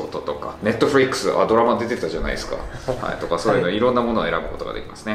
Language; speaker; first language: Japanese; native; Japanese